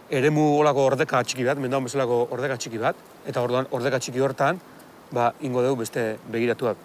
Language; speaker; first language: Basque; native; Basque